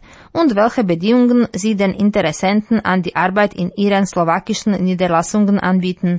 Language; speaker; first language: German; non-native, fluent; Slovak